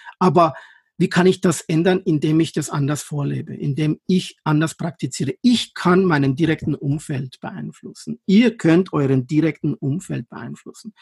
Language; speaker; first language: German; non-native, fluent; Persian